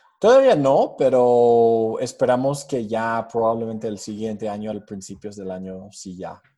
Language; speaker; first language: Spanish; non-native, fluent; English